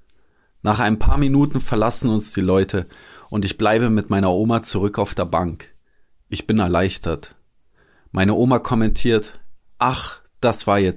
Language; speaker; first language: German; native; German